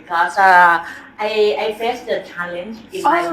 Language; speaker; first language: English; non-native, fluent; Thai